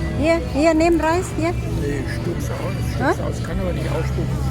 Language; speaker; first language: German; non-native, learner; Thai